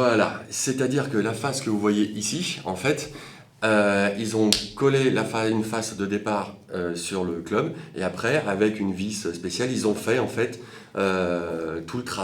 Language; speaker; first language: French; native; French